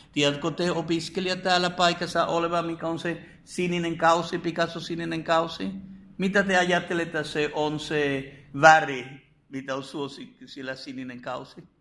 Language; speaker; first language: Finnish; non-native, fluent; Spanish